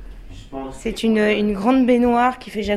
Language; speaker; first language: French; native; French